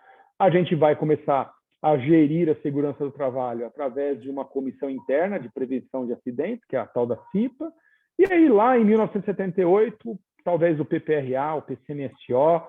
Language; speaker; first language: Portuguese; native; Portuguese